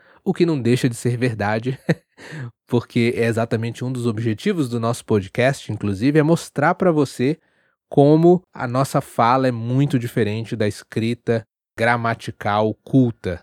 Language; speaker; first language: Portuguese; native; Portuguese